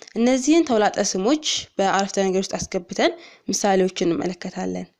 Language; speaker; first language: Amharic; non-native, local second language; Oromo